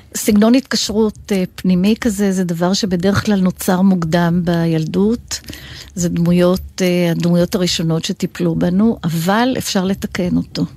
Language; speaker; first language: Hebrew; native; Hebrew